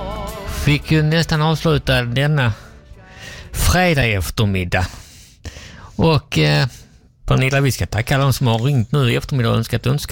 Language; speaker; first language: Swedish; native; Swedish